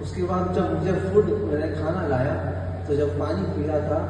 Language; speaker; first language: Hindi; non-native, local second language; Malayalam